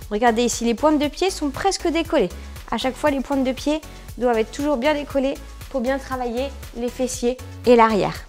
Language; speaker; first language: French; native; French